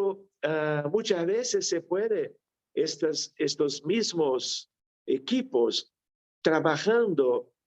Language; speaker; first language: Spanish; non-native, fluent; Portuguese